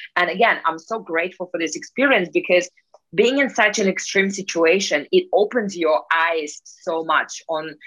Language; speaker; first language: English; non-native, fluent; Russian